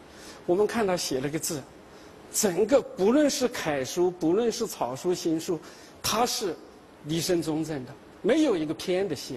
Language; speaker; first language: Chinese; native; Chinese